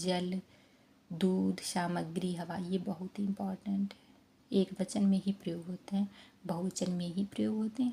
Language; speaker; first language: Hindi; native; Hindi